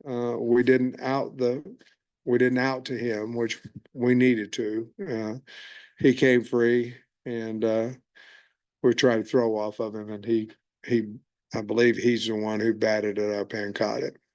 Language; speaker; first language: English; native; English